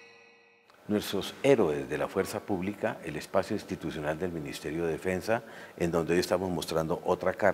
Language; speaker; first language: Spanish; native; Spanish